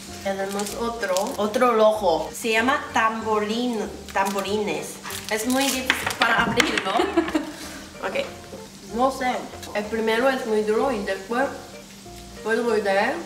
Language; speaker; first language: Spanish; non-native, learner; Korean